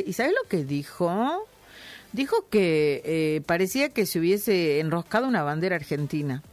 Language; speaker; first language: Spanish; native; Spanish